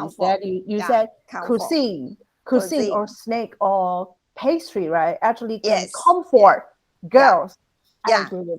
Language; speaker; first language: English; non-native, fluent; Chinese